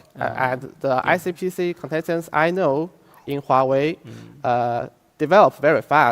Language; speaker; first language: English; non-native, fluent; Chinese